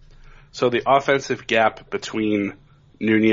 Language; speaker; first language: English; native; English